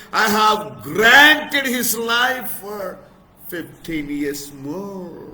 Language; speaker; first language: English; non-native, local second language; Telugu